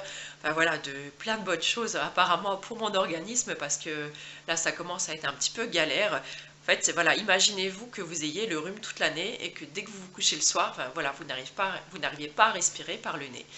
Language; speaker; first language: French; native; French